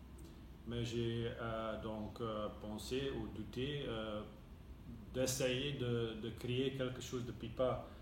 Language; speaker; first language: French; non-native, local second language; Dutch